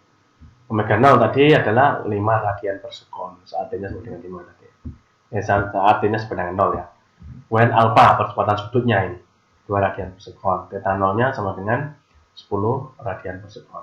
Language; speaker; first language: Indonesian; native; Indonesian